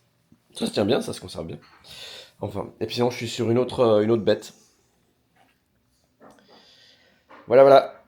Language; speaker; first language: French; native; French